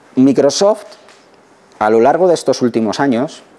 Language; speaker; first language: Spanish; native; Spanish